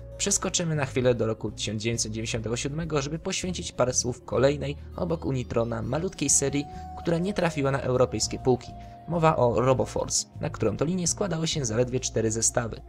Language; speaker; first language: Polish; native; Polish